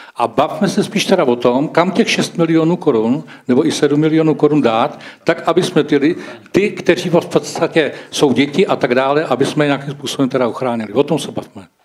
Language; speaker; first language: Czech; native; Czech